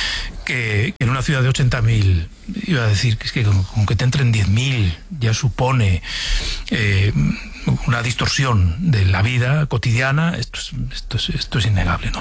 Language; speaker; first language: Spanish; native; Spanish